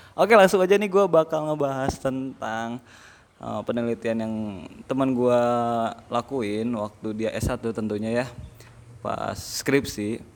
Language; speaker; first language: Indonesian; native; Indonesian